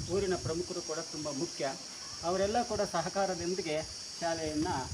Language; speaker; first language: Kannada; native; Kannada